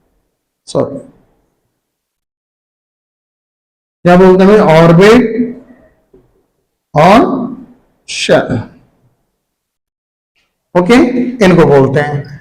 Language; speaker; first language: Hindi; native; Hindi